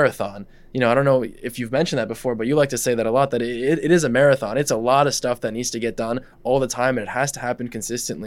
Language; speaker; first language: English; non-native, fluent; Russian